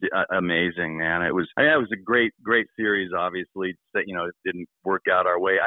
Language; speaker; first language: English; native; English